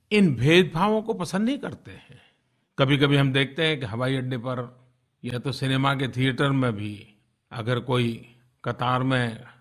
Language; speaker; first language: Hindi; non-native, local second language; Gujarati